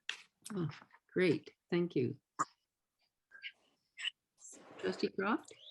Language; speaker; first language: English; native; English